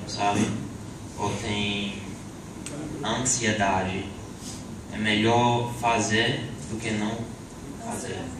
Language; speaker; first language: Portuguese; non-native, learner; English